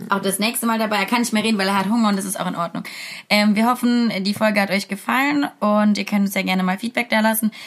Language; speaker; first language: German; early bilingual, other home language; Russian